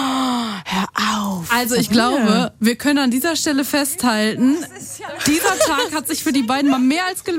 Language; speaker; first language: German; native; German